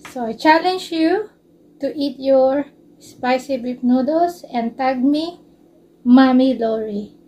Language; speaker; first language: English; non-native, local second language; Filipino